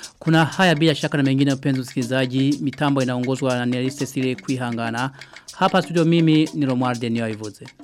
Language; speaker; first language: Swahili; non-native, local second language; Rundi